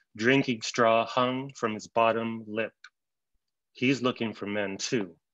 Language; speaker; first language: English; native; English